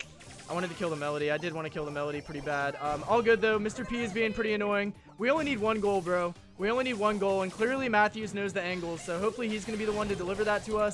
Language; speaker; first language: English; native; English